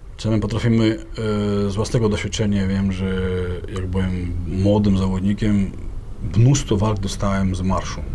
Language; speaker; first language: Polish; non-native, fluent; Chechen